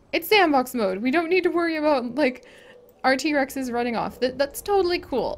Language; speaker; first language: English; native; English